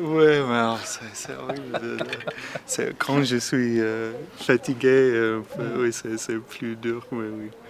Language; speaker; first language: French; non-native, learner; English